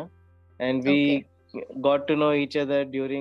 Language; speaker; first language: English; non-native, local second language; Hindi